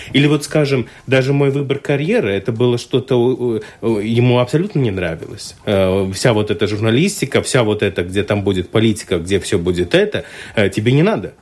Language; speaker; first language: Russian; non-native, local second language; Latvian